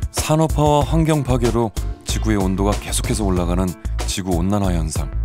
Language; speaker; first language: Korean; native; Korean